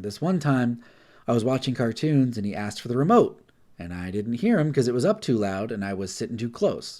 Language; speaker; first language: English; native; English